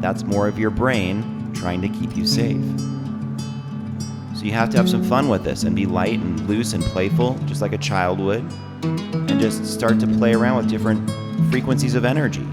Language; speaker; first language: English; native; English